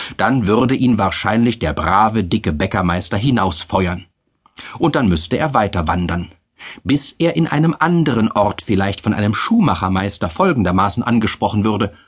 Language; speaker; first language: German; native; German